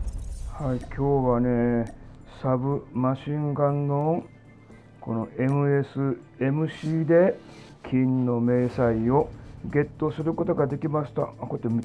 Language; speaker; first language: Japanese; native; Japanese